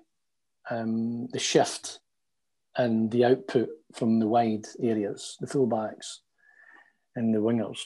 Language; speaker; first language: English; native; English